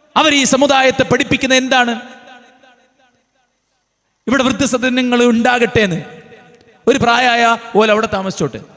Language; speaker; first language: Malayalam; native; Malayalam